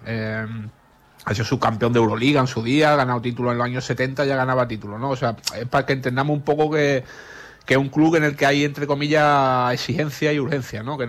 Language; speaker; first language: Spanish; native; Spanish